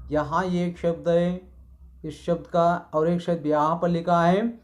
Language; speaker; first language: Hindi; non-native, local second language; Kannada